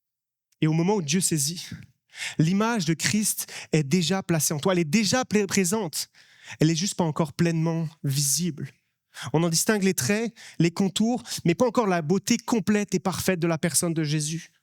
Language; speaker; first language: French; native; French